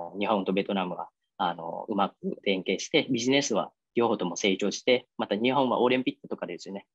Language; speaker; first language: Japanese; non-native, fluent; Vietnamese